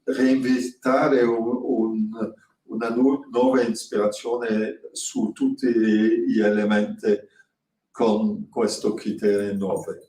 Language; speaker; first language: Italian; non-native, fluent; French